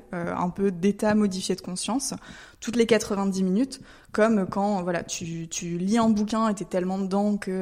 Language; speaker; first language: French; native; French